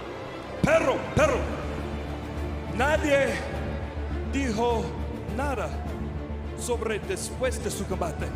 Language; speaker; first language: Spanish; non-native, learner; English